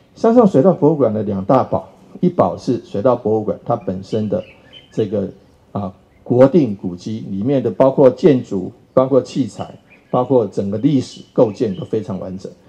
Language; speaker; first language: Chinese; native; Chinese